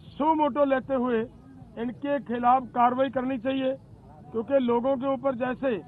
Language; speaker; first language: Hindi; non-native, local second language; Punjabi